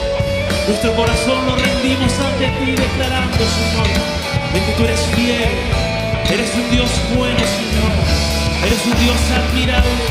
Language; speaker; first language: Spanish; native; Spanish